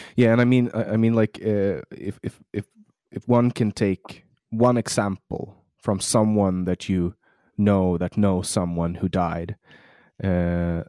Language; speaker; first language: English; non-native, fluent; Swedish